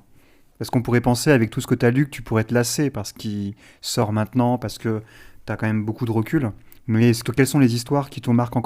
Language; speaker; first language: French; native; French